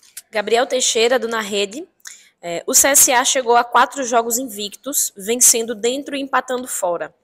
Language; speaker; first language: Portuguese; native; Portuguese